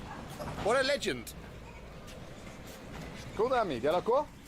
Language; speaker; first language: Russian; non-native, learner; English